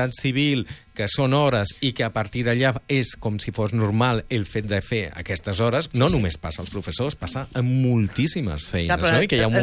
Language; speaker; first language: Catalan; native; Catalan